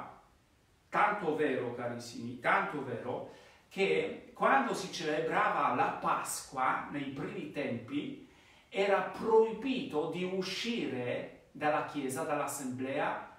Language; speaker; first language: Italian; non-native, fluent; Polish